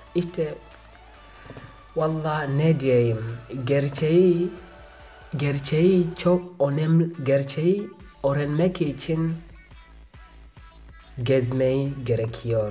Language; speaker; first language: Turkish; non-native, learner; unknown